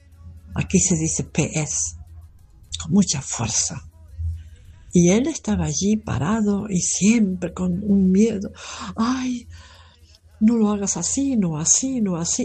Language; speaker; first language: Spanish; non-native, fluent; German